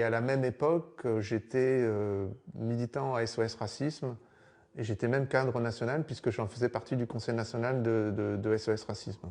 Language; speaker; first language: French; native; French